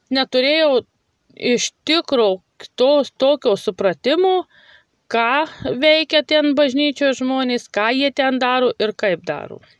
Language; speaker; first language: Lithuanian; native; Lithuanian